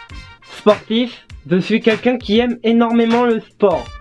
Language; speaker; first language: French; native; French